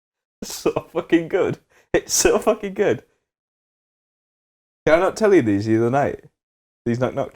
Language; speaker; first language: English; native; English